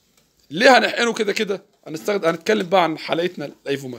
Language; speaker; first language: Arabic; native; Arabic